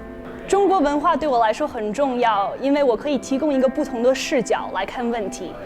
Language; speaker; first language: Chinese; early bilingual, heritage; Chinese